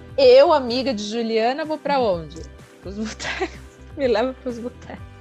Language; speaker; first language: Portuguese; native; Portuguese